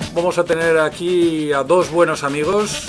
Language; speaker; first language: Spanish; native; Spanish